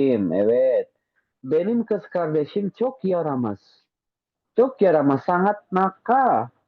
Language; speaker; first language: Turkish; non-native, fluent; Indonesian